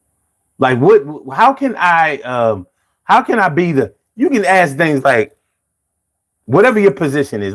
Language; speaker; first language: English; native; English